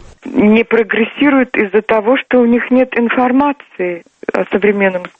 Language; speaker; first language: Russian; non-native, local second language; Turkmen